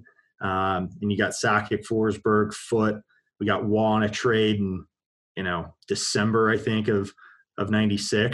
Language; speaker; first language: English; native; English